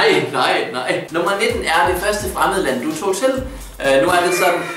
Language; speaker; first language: Danish; native; Danish